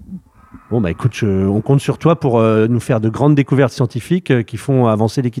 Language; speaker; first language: French; native; French